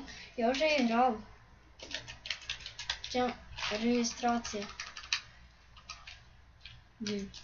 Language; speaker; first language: Russian; non-native, local second language; Ukrainian